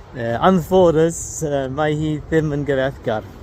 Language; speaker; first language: Welsh; non-native, learner; English